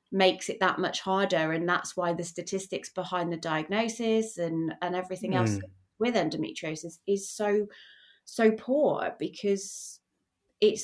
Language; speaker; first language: English; native; English